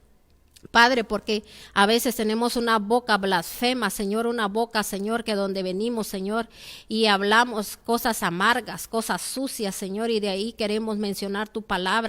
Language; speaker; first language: Spanish; native; Spanish